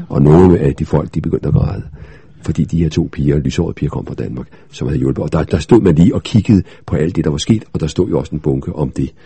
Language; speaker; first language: Danish; native; Danish